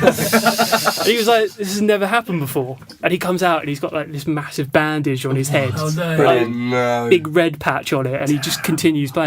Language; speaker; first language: English; native; English